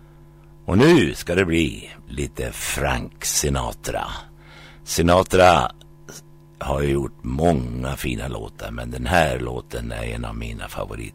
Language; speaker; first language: Swedish; native; Swedish